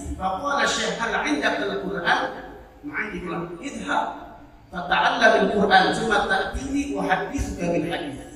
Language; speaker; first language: Arabic; non-native, fluent; Indonesian